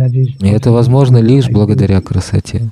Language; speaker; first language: Russian; native; Russian